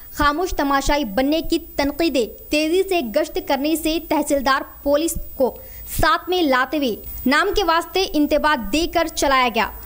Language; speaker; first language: Urdu; native; Urdu